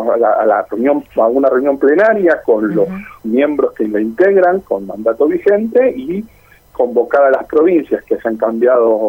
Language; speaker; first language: Spanish; native; Spanish